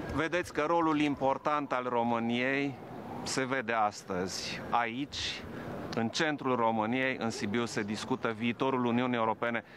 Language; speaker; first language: Romanian; non-native, local second language; German